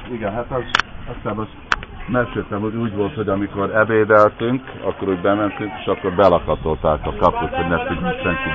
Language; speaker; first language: Hungarian; non-native, learner; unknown